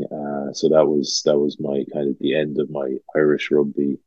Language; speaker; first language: English; native; English